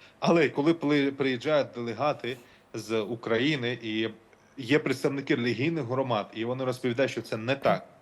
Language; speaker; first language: Ukrainian; non-native, local second language; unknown